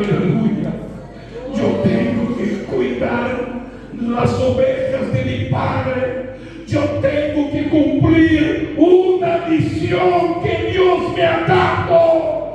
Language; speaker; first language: Spanish; non-native, fluent; Portuguese